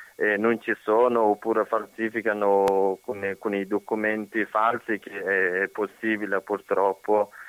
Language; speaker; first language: Italian; non-native, fluent; Persian